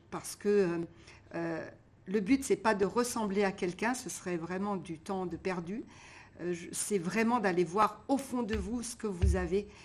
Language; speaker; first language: French; early bilingual, other home language; Portuguese